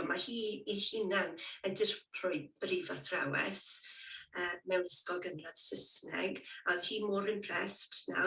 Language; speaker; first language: Welsh; native; Welsh